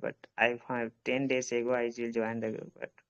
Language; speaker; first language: English; non-native, learner; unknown